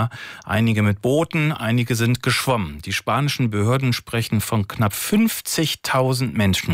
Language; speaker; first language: German; native; German